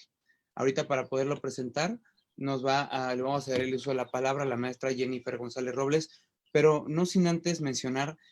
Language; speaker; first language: Spanish; native; Spanish